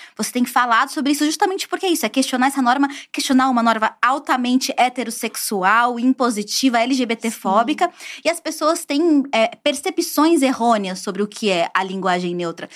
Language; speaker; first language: Portuguese; native; Portuguese